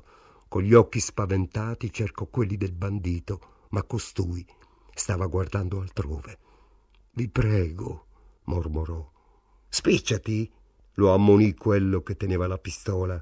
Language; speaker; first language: Italian; native; Italian